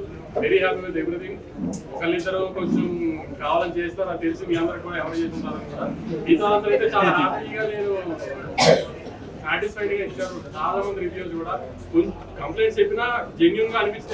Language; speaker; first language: Telugu; native; Telugu